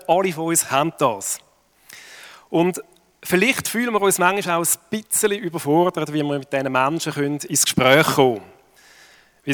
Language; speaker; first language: German; native; German